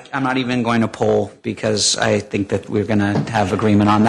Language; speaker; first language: English; native; English